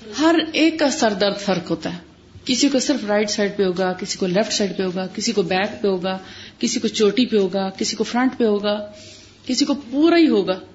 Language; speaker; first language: Urdu; native; Urdu